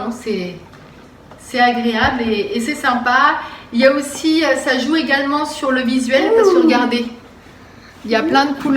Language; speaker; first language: French; native; French